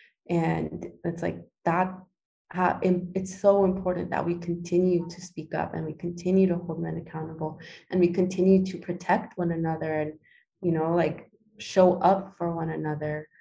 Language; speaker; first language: English; early bilingual, other home language; Spanish